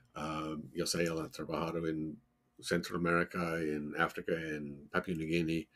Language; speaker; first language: Spanish; non-native, learner; English